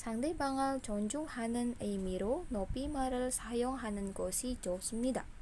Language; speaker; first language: Korean; non-native, fluent; Indonesian